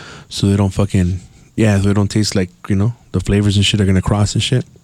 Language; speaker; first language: English; early bilingual, other home language; Spanish